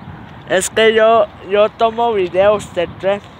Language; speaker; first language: Spanish; early bilingual, heritage; English